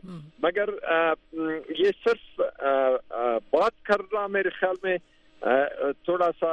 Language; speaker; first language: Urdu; non-native, fluent; Pashto